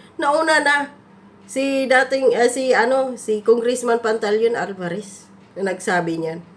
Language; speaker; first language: Filipino; non-native, local second language; Cebuano